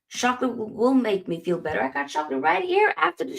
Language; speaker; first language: English; native; English